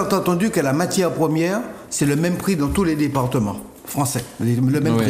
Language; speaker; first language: French; native; French